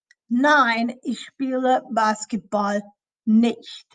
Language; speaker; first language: German; non-native, fluent; English